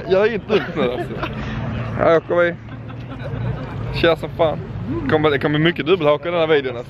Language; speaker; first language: Swedish; native; Swedish